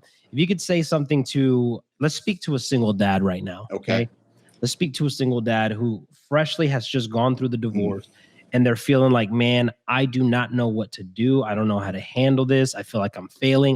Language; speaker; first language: English; native; English